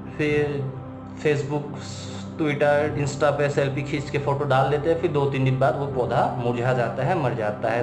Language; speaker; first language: Hindi; non-native, local second language; Assamese